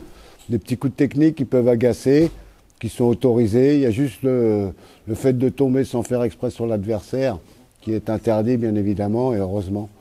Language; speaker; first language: French; native; French